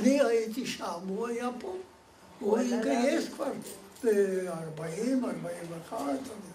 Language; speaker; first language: Hebrew; non-native, fluent; Polish